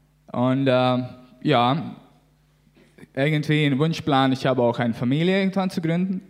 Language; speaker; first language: German; non-native, learner; Latvian